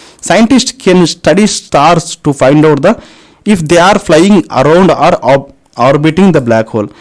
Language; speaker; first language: English; non-native, local second language; Telugu